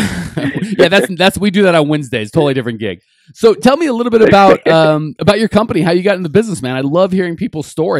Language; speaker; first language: English; native; English